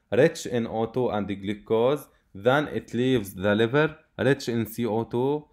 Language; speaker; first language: English; non-native, local second language; Arabic